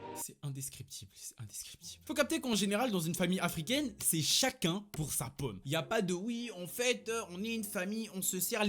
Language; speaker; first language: French; early bilingual, other home language; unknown